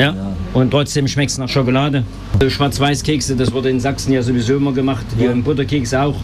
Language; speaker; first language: German; native; German